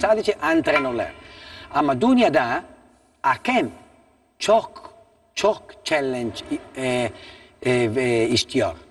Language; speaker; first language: Turkish; non-native, learner; Italian